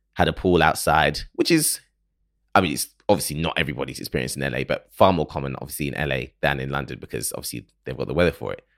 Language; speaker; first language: English; native; English